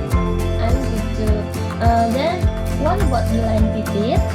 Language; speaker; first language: English; non-native, learner; Indonesian